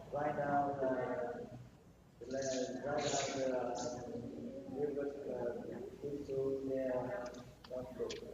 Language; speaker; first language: English; non-native, learner; Vietnamese